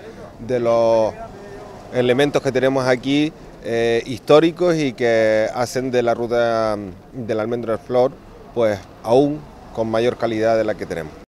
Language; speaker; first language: Spanish; native; Spanish